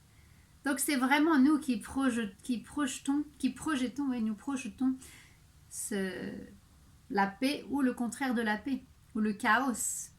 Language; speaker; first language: French; native; French